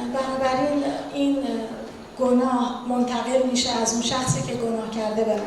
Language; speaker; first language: Persian; native; Persian